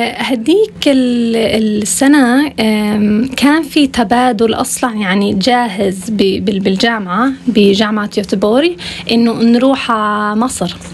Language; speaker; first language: Arabic; non-native, fluent; Swedish